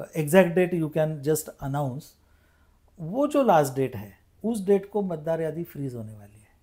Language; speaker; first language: Hindi; non-native, local second language; Marathi